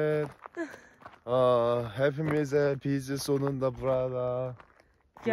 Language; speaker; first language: Turkish; non-native, learner; Korean